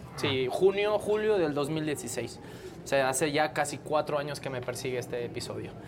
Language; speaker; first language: Spanish; non-native, local second language; Catalan